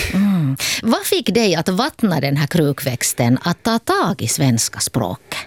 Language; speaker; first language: Swedish; native; Swedish